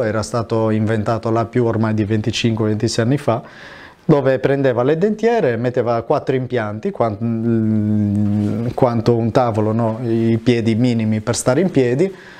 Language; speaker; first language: Italian; native; Italian